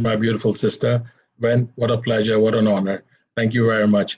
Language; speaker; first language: English; non-native, local second language; Hindi